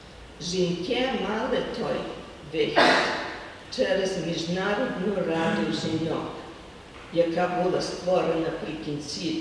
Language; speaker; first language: Ukrainian; early bilingual, heritage; Ukrainian